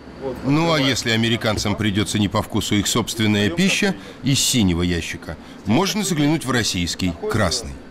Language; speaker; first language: Russian; native; Russian